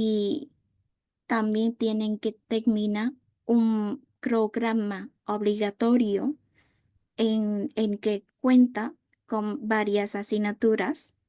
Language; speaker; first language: Spanish; non-native, fluent; Vietnamese